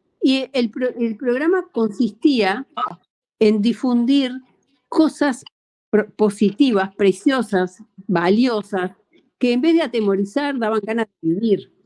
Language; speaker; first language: Spanish; native; Spanish